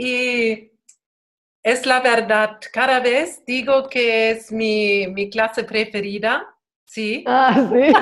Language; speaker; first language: Spanish; non-native, learner; German